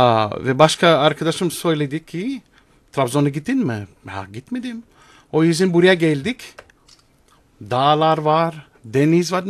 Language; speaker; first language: Turkish; non-native, learner; English